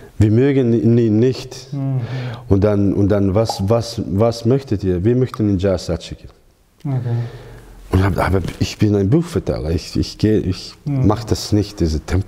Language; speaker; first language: German; non-native, learner; Croatian